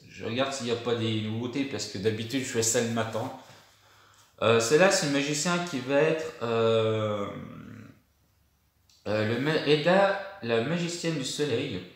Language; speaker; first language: French; native; French